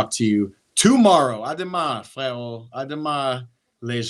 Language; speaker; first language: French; non-native, learner; English